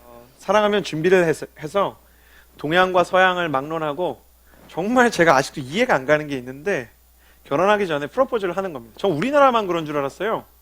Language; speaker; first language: Korean; native; Korean